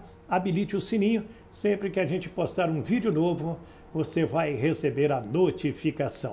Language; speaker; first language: Portuguese; native; Portuguese